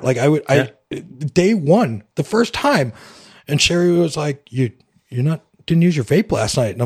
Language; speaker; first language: English; native; English